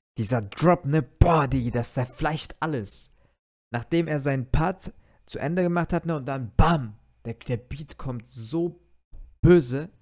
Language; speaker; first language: German; early bilingual, other home language; Turkish